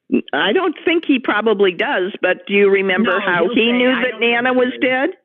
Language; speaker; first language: English; native; English